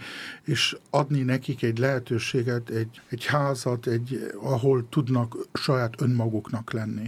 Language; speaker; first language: Hungarian; early bilingual, heritage; Hungarian